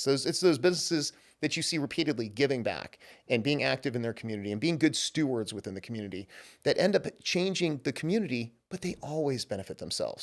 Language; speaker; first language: English; native; English